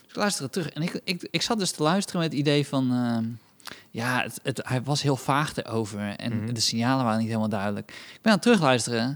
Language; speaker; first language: Dutch; native; Dutch